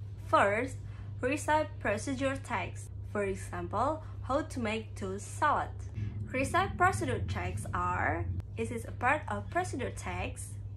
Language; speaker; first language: English; non-native, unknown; Indonesian